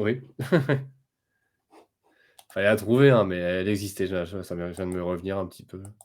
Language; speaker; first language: French; native; French